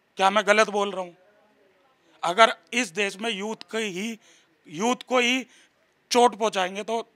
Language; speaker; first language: Hindi; native; Hindi